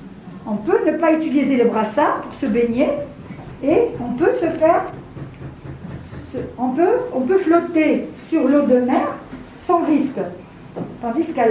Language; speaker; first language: French; non-native, local second language; Arabic